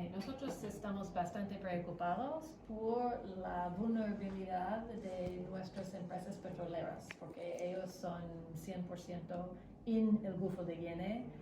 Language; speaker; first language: Spanish; non-native, fluent; English